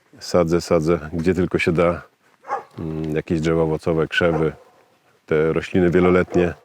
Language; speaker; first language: Polish; native; Polish